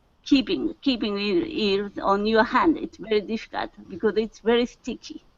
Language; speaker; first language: English; non-native, learner; Japanese